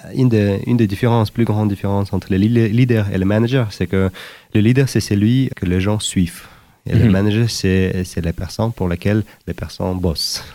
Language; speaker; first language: French; non-native, fluent; Uzbek